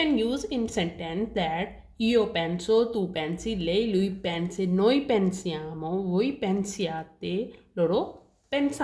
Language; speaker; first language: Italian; non-native, learner; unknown